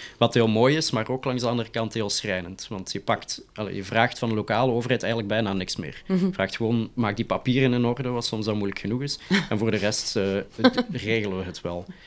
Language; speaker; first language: Dutch; native; Dutch